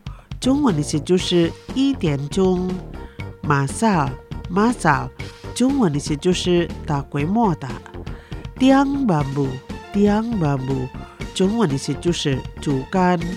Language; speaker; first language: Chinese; non-native, fluent; Indonesian